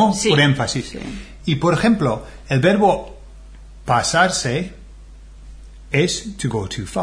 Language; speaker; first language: Spanish; non-native, fluent; English